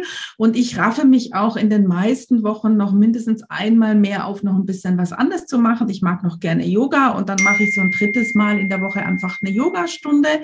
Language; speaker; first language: German; native; German